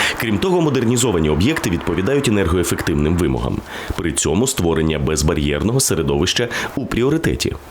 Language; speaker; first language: Ukrainian; native; Ukrainian